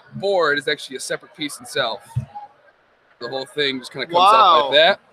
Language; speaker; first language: English; native; English